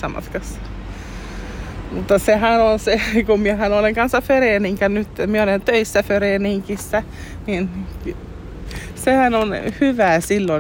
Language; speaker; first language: Finnish; early bilingual, heritage; Finnish